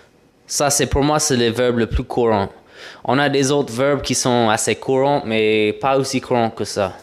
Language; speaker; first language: French; non-native, fluent; English